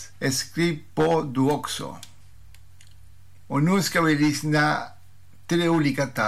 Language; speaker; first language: Swedish; non-native, fluent; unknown